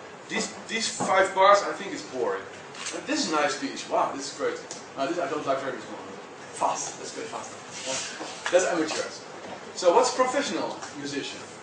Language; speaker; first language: English; non-native, fluent; Dutch